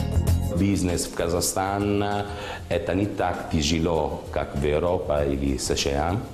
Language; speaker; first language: Russian; non-native, learner; Italian